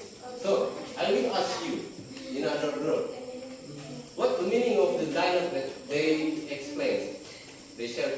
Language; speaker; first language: English; non-native, fluent; Indonesian